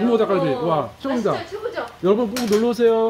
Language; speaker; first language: Korean; native; Korean